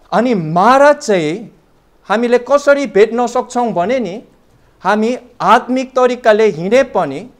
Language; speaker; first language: Nepali; non-native, fluent; Korean